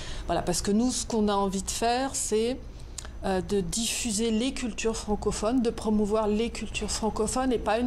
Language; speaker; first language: French; native; French